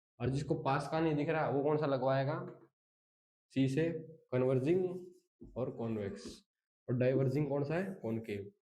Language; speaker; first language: Hindi; native; Hindi